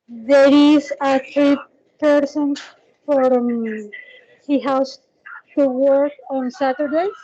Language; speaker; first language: English; non-native, learner; Spanish